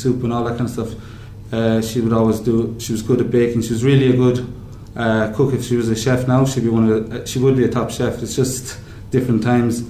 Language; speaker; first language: English; native; English